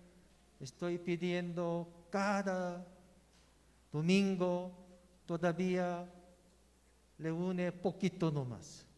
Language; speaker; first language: Spanish; non-native, learner; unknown